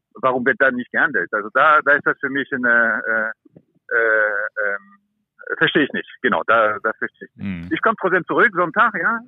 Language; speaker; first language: German; non-native, fluent; French